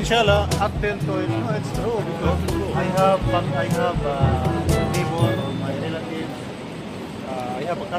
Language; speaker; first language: English; non-native, learner; Filipino